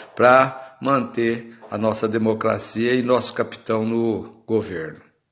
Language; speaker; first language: Portuguese; native; Portuguese